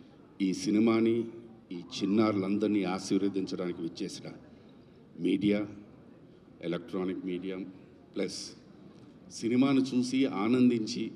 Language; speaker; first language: Telugu; native; Telugu